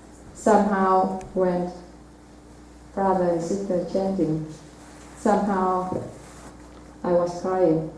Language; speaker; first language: English; non-native, learner; Vietnamese